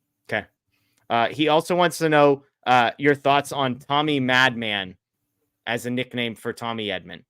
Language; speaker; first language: English; native; English